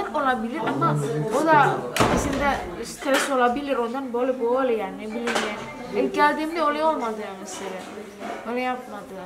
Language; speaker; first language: Turkish; non-native, learner; Indonesian